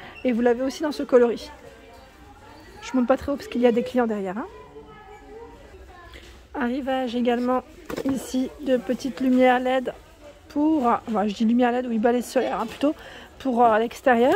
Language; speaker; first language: French; native; French